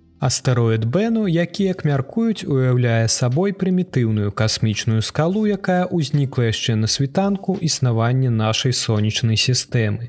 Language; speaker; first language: Belarusian; native; Belarusian